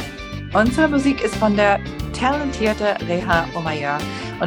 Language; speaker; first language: German; non-native, fluent; English